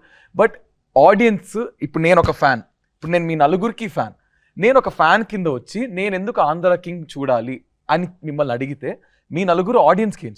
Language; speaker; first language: Telugu; native; Telugu